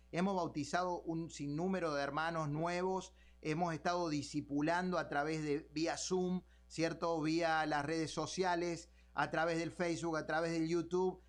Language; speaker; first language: Spanish; native; Spanish